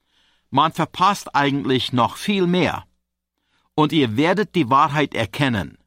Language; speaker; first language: German; native; German